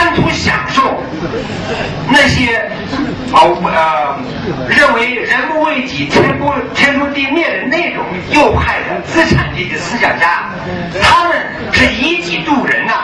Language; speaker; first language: Chinese; early bilingual, other home language; English